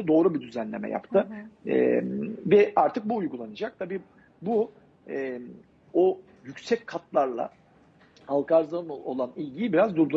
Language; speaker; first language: Turkish; native; Turkish